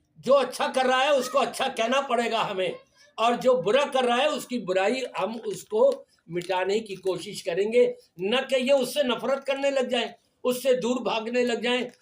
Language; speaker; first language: Urdu; native; Urdu